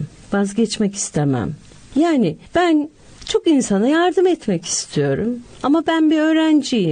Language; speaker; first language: Turkish; native; Turkish